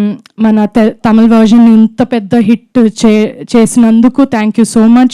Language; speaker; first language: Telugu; non-native, fluent; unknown